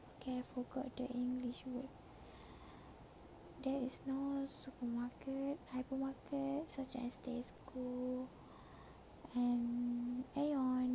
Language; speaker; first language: English; non-native, learner; Malay